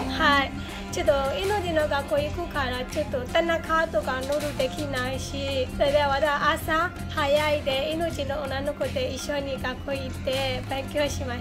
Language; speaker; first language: Japanese; non-native, learner; Burmese